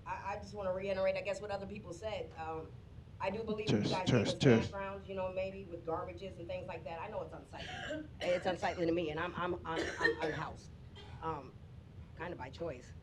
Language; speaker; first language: English; native; English